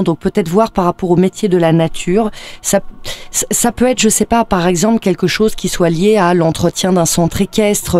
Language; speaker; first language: French; native; French